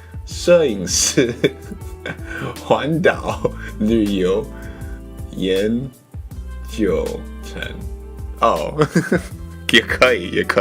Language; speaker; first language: Chinese; non-native, learner; English